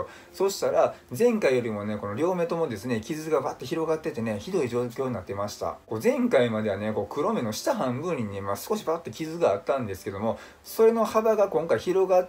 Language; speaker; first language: Japanese; native; Japanese